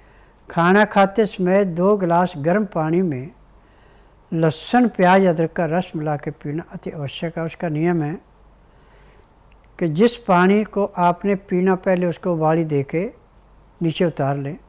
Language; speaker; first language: Hindi; native; Hindi